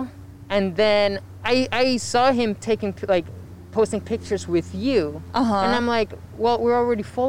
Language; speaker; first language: English; non-native, fluent; Spanish